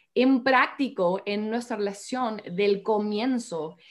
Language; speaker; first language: Spanish; non-native, fluent; English